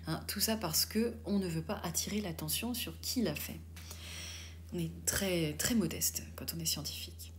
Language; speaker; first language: French; native; French